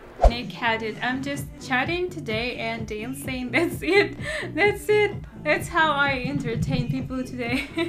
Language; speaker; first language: English; non-native, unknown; Russian